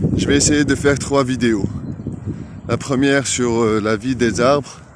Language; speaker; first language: French; non-native, local second language; Arabic